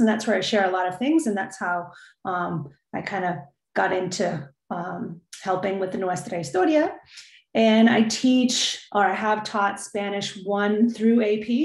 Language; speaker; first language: English; native; English